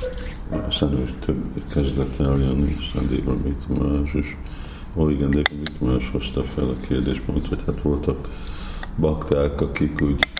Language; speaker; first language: Hungarian; non-native, fluent; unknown